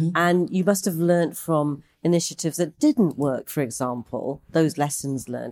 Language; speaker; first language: English; native; English